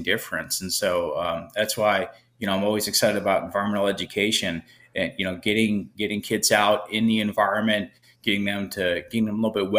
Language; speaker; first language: English; native; English